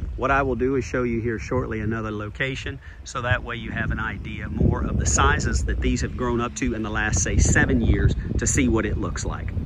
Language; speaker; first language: English; native; English